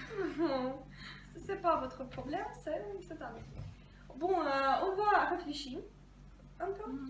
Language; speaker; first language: French; non-native, fluent; Russian